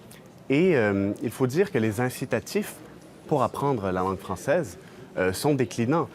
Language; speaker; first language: French; native; French